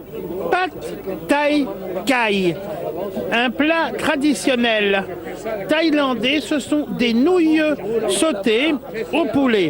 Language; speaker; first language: French; native; French